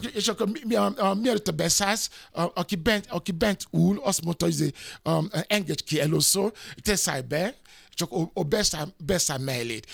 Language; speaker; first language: Hungarian; non-native, fluent; Yoruba